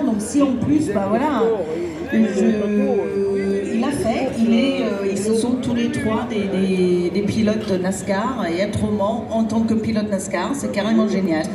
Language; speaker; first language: French; native; French